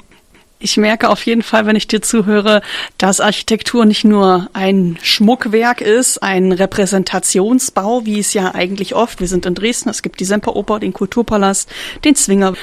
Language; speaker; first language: German; native; German